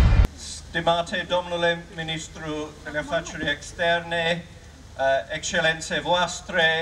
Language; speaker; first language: Romanian; non-native, fluent; English